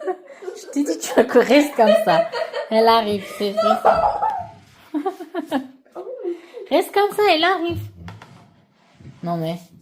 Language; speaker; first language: French; non-native, learner; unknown